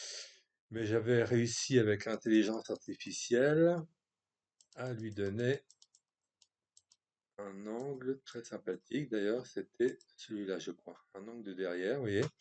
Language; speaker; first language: French; native; French